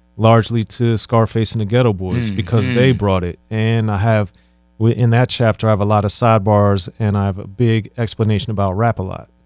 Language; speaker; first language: English; native; English